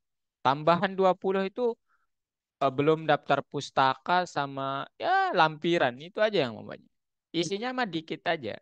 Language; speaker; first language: Indonesian; native; Indonesian